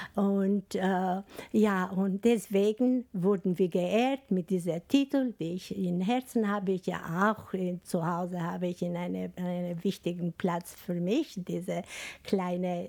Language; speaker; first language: German; non-native, learner; Albanian